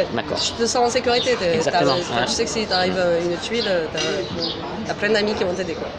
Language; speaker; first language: French; native; French